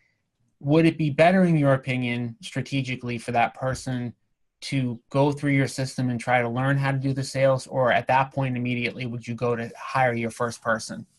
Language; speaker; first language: English; native; English